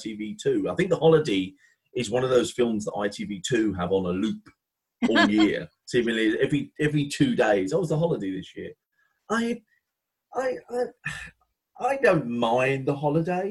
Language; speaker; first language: English; native; English